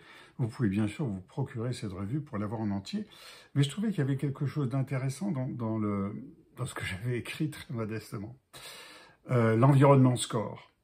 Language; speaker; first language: French; native; French